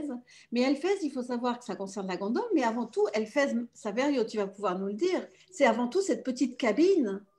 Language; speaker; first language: French; native; French